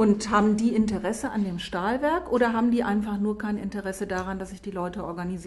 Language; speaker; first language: German; native; German